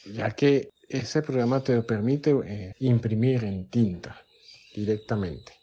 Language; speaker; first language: Spanish; native; Spanish